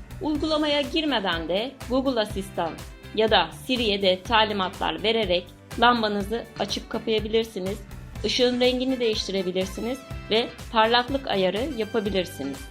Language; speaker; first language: Turkish; native; Turkish